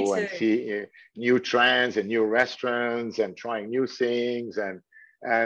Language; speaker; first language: English; non-native, fluent; French